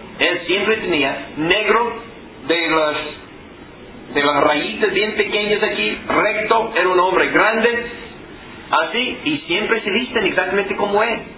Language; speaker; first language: Spanish; non-native, fluent; English